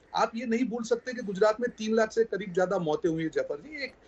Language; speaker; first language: Hindi; non-native, local second language; Gujarati